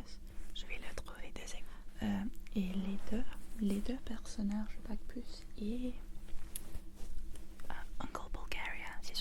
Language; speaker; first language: French; non-native, fluent; English